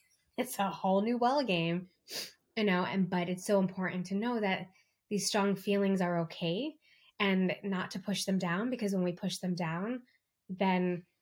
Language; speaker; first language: English; native; English